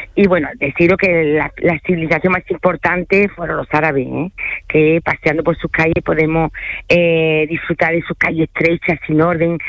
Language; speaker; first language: Spanish; early bilingual, other home language; French